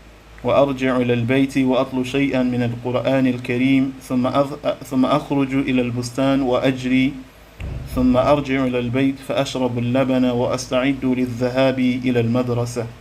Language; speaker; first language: Arabic; non-native, fluent; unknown